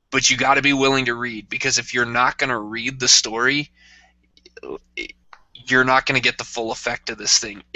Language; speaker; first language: English; native; English